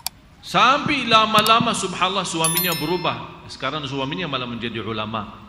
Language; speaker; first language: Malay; non-native, fluent; Arabic